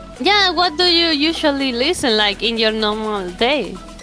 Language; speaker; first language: English; non-native, fluent; Spanish